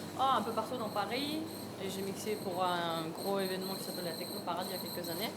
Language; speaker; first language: French; early bilingual, other home language; Korean